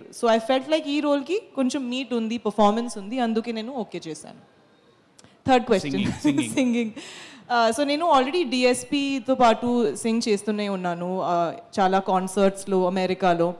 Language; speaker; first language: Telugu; non-native, fluent; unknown